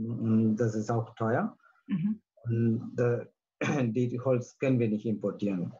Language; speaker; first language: German; non-native, learner; Tamil